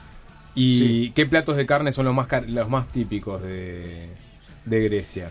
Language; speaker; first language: Spanish; native; Spanish